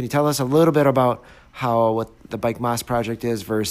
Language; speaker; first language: English; native; English